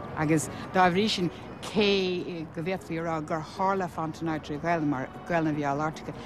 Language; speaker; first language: Irish; native; Irish